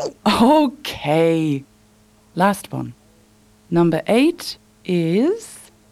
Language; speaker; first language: English; native; English